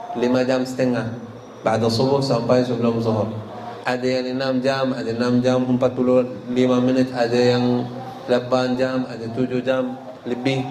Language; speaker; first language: Indonesian; non-native, learner; Arabic